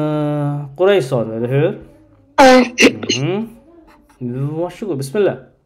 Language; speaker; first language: Swedish; non-native, learner; Arabic